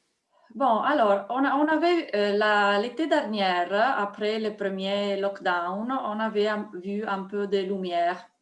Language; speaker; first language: French; non-native, fluent; Italian